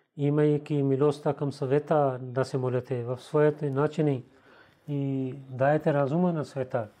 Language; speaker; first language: Bulgarian; non-native, learner; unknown